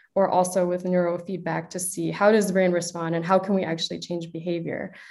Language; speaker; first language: English; native; English